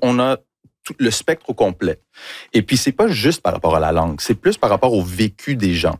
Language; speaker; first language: French; early bilingual, other home language; English